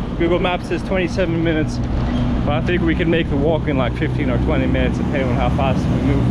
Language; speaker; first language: English; non-native, fluent; Finnish